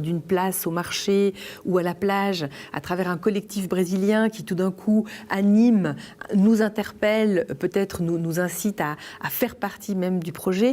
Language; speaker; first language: French; native; French